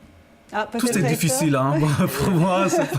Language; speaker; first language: French; non-native, learner; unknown